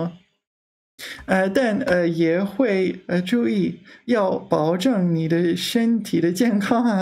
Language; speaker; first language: Chinese; non-native, learner; English